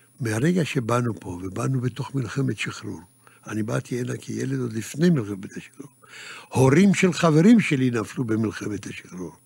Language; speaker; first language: Hebrew; early bilingual, other home language; Yiddish